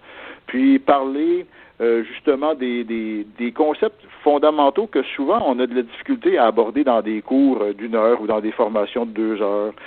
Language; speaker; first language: French; native; French